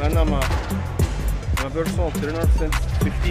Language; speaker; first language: English; non-native, learner; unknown